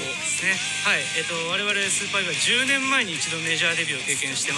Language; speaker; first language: Japanese; native; Japanese